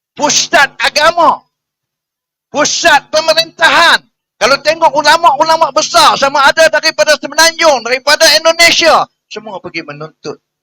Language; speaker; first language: Malay; native; Malay